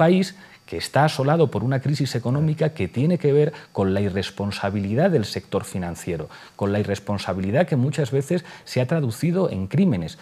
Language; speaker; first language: Spanish; native; Spanish